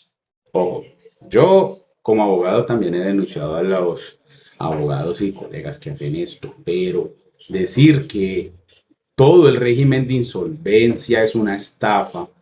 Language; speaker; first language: Spanish; native; Spanish